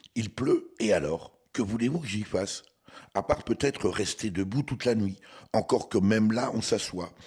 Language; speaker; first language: French; native; French